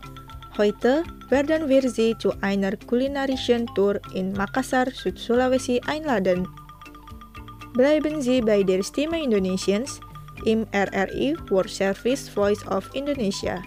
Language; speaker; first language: German; non-native, fluent; Indonesian